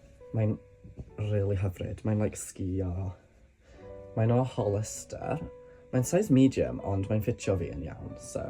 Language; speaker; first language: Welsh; non-native, local second language; English